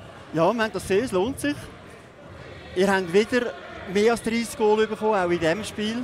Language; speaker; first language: German; native; German